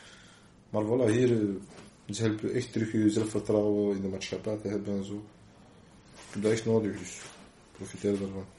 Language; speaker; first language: Dutch; non-native, local second language; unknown